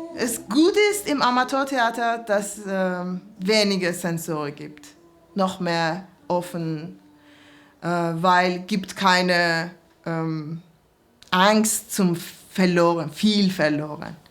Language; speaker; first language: German; non-native, learner; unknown